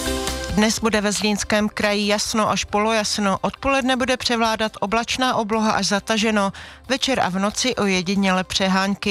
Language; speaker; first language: Czech; native; Czech